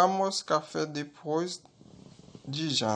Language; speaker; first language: Portuguese; non-native, learner; Haitian Creole